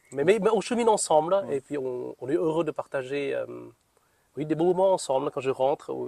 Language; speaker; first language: French; non-native, fluent; Vietnamese